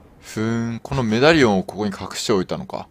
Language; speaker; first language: Japanese; native; Japanese